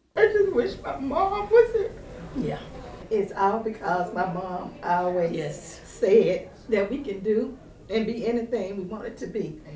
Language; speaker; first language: English; native; English